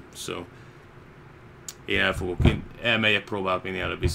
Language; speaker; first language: Hungarian; early bilingual, heritage; Hungarian